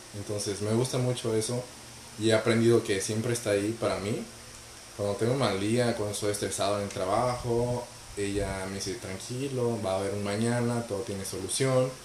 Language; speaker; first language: Spanish; native; Spanish